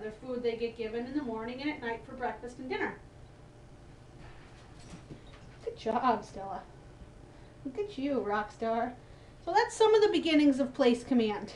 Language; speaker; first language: English; native; English